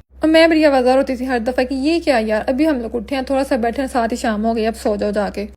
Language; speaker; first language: Urdu; non-native, local second language; Punjabi